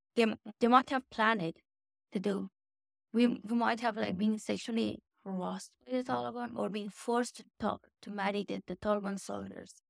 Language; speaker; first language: English; non-native, fluent; Persian